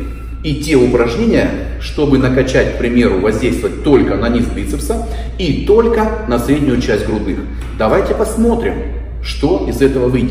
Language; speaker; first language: Russian; native; Russian